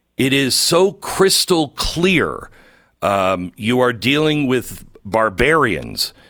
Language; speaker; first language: English; native; English